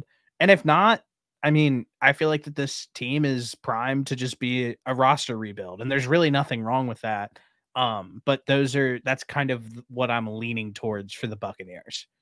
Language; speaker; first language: English; native; English